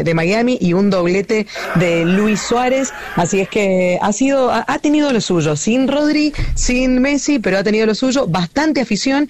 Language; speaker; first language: Spanish; native; Spanish